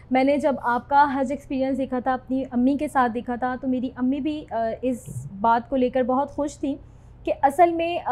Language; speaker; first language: Urdu; native; Urdu